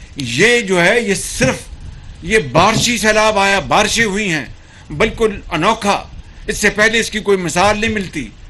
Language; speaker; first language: Urdu; non-native, local second language; Punjabi